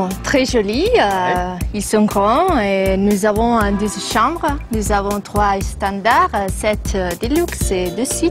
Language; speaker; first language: French; non-native, learner; Catalan